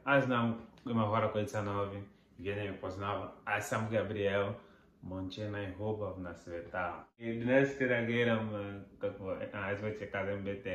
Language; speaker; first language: Bulgarian; non-native, learner; Portuguese